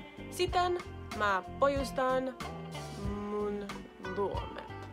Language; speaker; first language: Finnish; non-native, learner; English